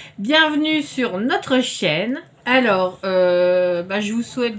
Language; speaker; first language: French; native; French